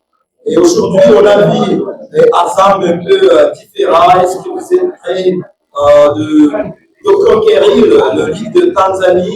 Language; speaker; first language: French; non-native, local second language; Kinyarwanda